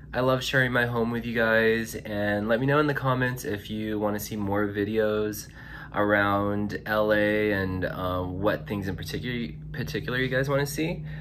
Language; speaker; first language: English; native; English